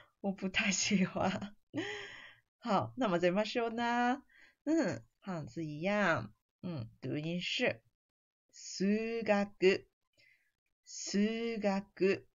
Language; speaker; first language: Chinese; non-native, fluent; Japanese